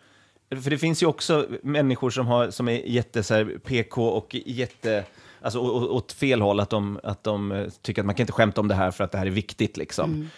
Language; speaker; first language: Swedish; native; Swedish